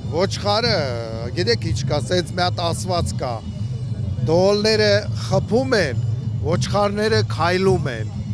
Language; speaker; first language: Armenian; native; Armenian